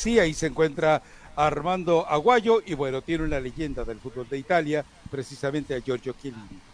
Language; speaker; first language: Spanish; native; Spanish